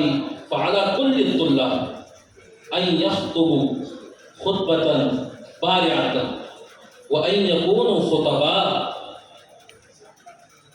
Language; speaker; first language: Arabic; non-native, fluent; Urdu